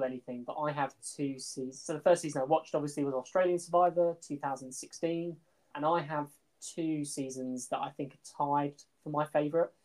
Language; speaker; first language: English; native; English